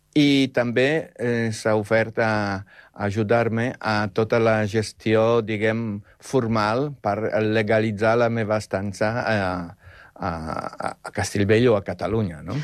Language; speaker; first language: Catalan; non-native, fluent; Polish